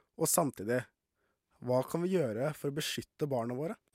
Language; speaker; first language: Norwegian; native; Norwegian